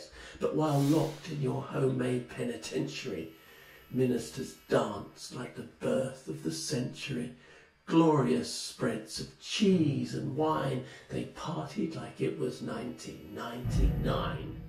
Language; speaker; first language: English; native; English